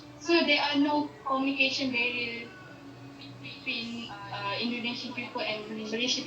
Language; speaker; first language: English; non-native, local second language; Malay